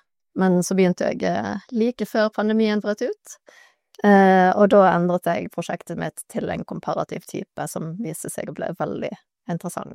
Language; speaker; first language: Norwegian; native; Norwegian